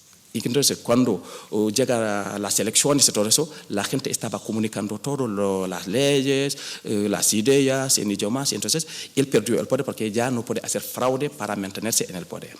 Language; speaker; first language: Spanish; non-native, fluent; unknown